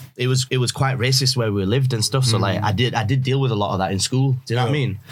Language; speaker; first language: English; early bilingual, other home language; Urdu